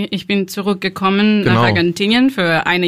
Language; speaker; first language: German; non-native, learner; Spanish